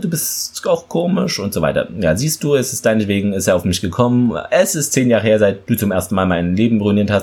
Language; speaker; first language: German; native; German